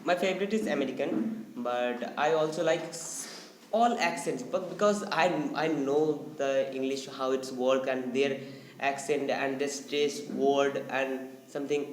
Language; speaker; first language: English; non-native, learner; Bangla